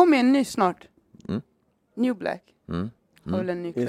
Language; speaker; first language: Swedish; native; Swedish